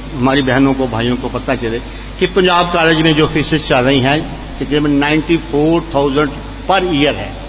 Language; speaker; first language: Urdu; native; Urdu